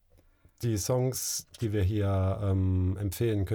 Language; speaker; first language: German; native; German